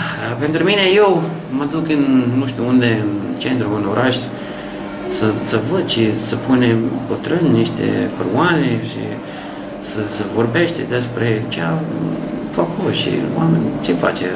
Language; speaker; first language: Romanian; non-native, learner; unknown